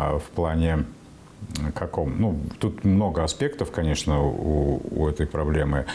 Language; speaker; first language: Russian; native; Russian